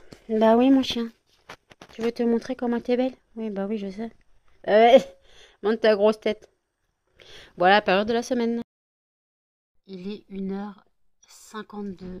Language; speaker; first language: French; native; French